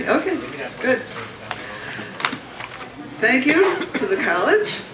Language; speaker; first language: English; native; English